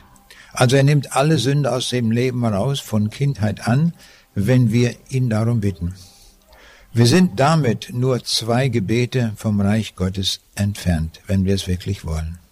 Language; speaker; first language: German; native; German